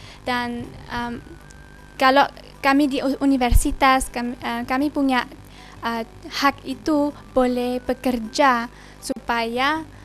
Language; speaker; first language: Indonesian; early bilingual, heritage; German